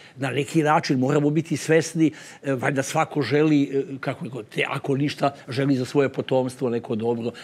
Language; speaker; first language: Serbian; native; Serbian